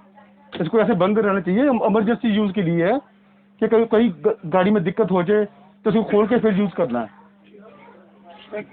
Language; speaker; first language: Hindi; non-native, local second language; Punjabi